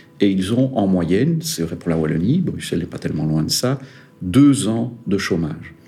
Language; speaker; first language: French; native; French